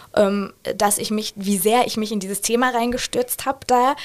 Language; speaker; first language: German; native; German